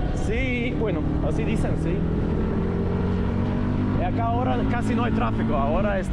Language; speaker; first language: Spanish; non-native, fluent; Russian